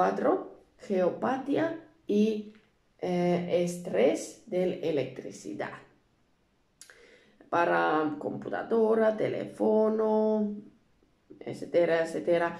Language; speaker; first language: Spanish; non-native, learner; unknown